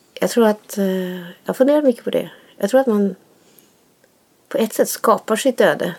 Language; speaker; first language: Swedish; native; Swedish